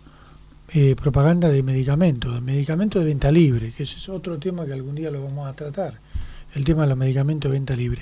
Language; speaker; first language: Spanish; native; Spanish